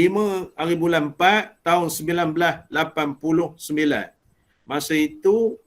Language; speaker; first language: Malay; native; Malay